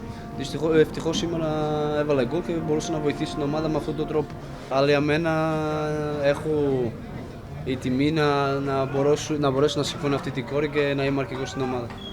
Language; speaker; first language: Greek; non-native, learner; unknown